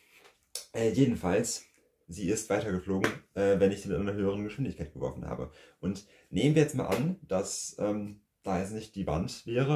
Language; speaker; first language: German; native; German